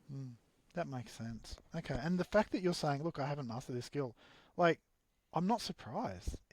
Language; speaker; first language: English; native; English